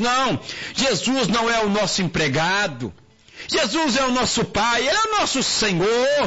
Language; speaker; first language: Portuguese; native; Portuguese